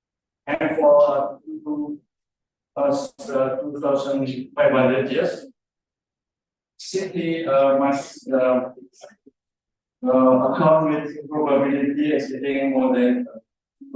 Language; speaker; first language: English; non-native, learner; Indonesian